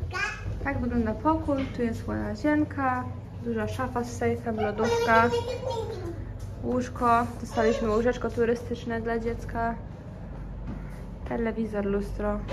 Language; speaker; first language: Polish; native; Polish